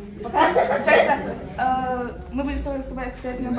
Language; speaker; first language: Russian; native; Russian